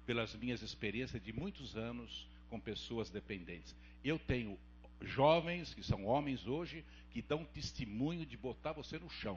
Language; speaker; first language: Portuguese; native; Portuguese